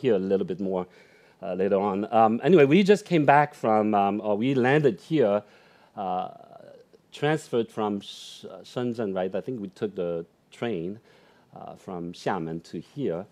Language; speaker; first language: English; non-native, fluent; French